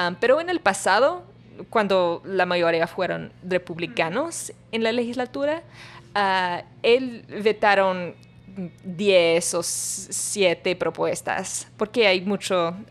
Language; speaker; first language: Spanish; non-native, learner; English